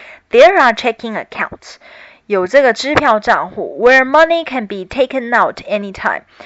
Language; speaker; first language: English; non-native, fluent; Chinese